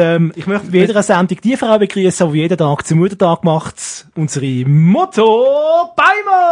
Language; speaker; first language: German; native; German